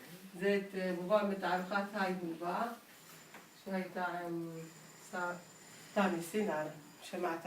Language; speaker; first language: Hebrew; non-native, local second language; Arabic